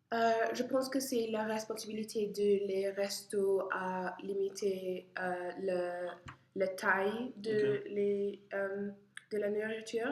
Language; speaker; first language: French; non-native, learner; English